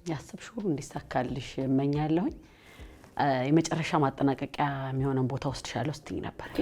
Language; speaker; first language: Amharic; native; Amharic